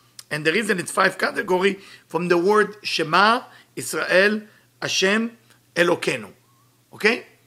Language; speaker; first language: English; non-native, fluent; Hebrew